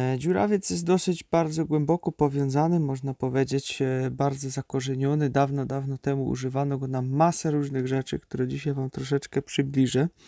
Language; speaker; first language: Polish; native; Polish